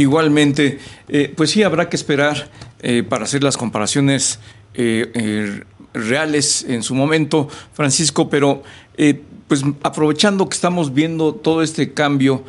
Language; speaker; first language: Spanish; native; Spanish